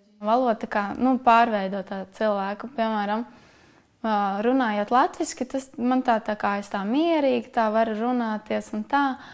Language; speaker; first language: Latvian; non-native, local second language; Russian